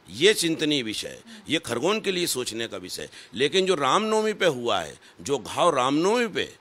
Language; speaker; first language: Hindi; native; Hindi